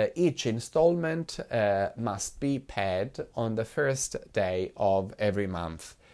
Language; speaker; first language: English; non-native, fluent; Italian